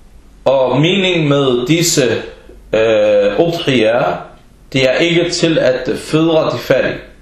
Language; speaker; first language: Danish; early bilingual, other home language; Arabic